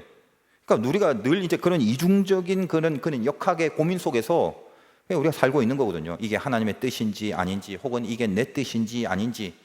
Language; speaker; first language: Korean; native; Korean